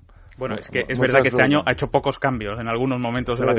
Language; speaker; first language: Spanish; native; Spanish